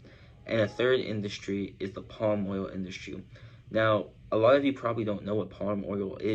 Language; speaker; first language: English; native; English